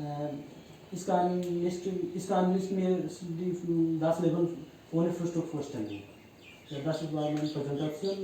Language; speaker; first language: German; non-native, learner; Hindi